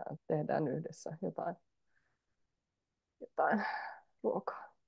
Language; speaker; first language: Finnish; native; Finnish